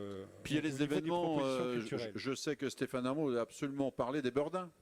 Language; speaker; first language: French; native; French